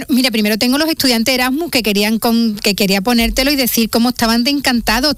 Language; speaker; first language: Spanish; native; Spanish